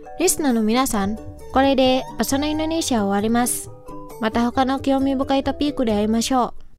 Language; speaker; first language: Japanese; non-native, fluent; Indonesian